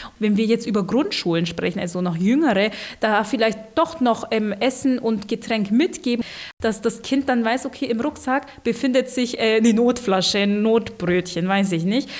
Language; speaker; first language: German; early bilingual, other home language; Turkish